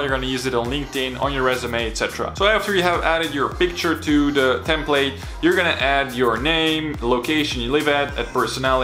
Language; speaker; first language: English; non-native, fluent; Dutch